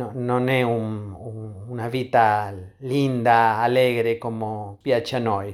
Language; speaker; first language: Italian; non-native, learner; Spanish